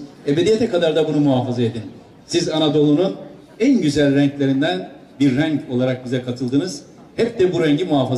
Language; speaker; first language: Turkish; native; Turkish